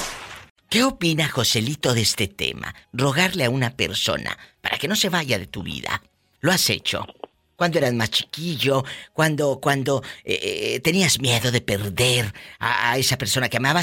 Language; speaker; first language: Spanish; native; Spanish